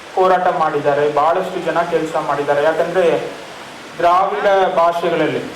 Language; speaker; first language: Kannada; non-native, local second language; Tamil